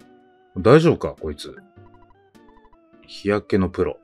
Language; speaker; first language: Japanese; native; Japanese